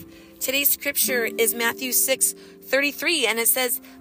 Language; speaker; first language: English; native; English